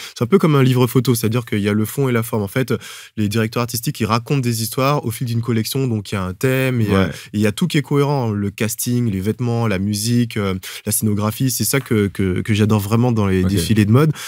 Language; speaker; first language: French; native; French